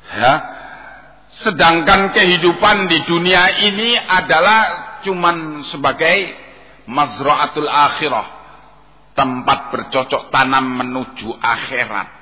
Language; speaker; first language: Indonesian; native; Indonesian